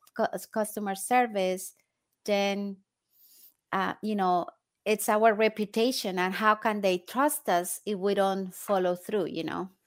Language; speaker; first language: English; non-native, fluent; Spanish